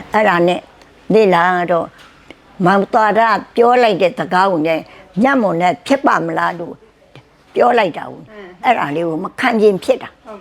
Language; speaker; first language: Burmese; native; Burmese